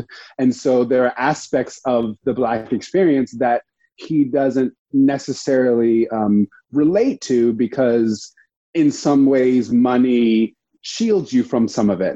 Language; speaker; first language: English; native; English